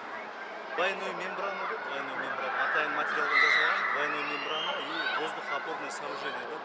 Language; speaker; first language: Russian; non-native, local second language; Kyrgyz